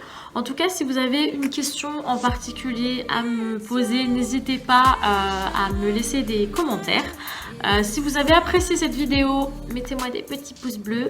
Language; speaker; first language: French; native; French